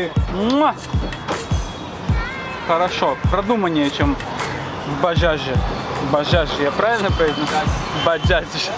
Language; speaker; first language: Russian; native; Russian